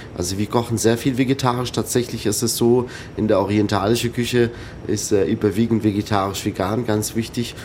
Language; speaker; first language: German; non-native, fluent; Arabic